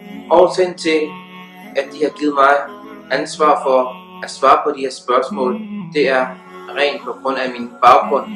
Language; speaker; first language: Danish; early bilingual, other home language; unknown